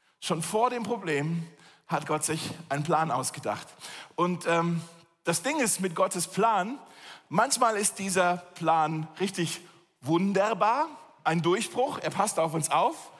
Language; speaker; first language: German; native; German